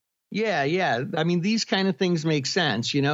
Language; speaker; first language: English; native; English